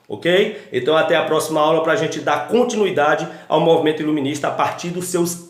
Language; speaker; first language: Portuguese; native; Portuguese